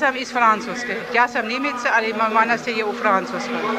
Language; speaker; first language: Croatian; non-native, learner; German